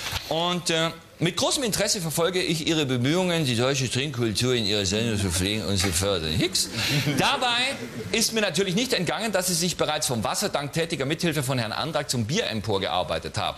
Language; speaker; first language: German; native; German